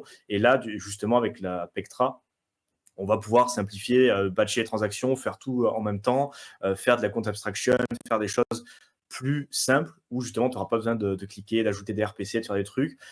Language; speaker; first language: French; native; French